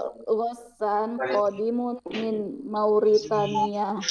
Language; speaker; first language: Arabic; non-native, learner; Indonesian